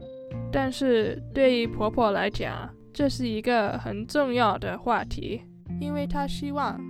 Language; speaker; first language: Chinese; early bilingual, heritage; Chinese